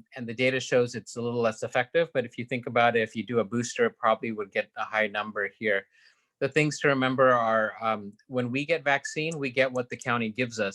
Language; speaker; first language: English; native; English